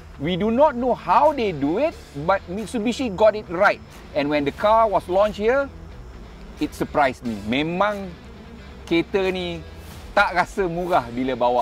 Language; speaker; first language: English; non-native, local second language; Malay